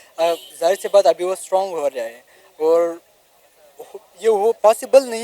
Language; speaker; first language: Hindi; non-native, local second language; Pashto